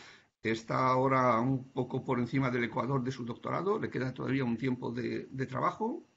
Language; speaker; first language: Spanish; native; Spanish